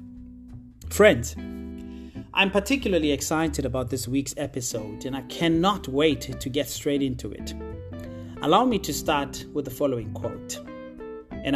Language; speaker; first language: English; non-native, local second language; Tswana